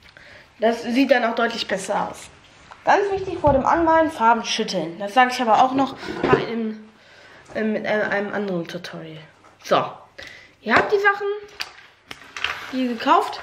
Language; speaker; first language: German; native; German